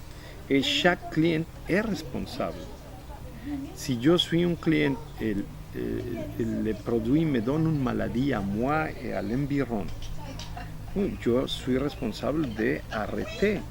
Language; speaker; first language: French; non-native, fluent; Spanish